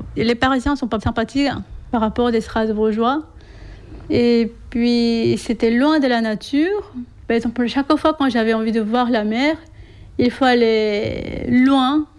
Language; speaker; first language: French; non-native, fluent; Korean